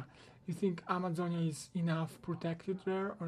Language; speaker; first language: English; non-native, learner; Italian